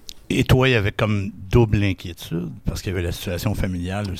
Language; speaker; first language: French; native; French